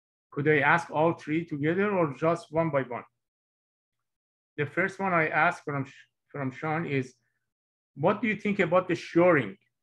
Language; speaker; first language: English; non-native, fluent; Persian